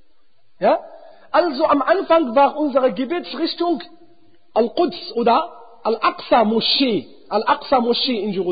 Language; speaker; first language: German; non-native, fluent; Arabic